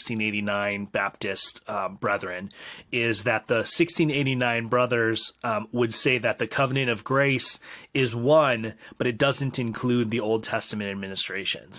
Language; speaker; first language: English; native; English